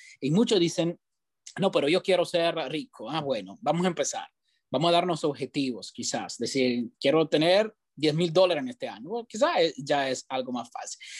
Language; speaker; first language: Spanish; non-native, fluent; Italian